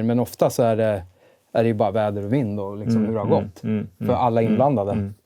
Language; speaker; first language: Swedish; native; Swedish